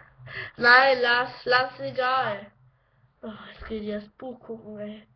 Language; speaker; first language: German; native; German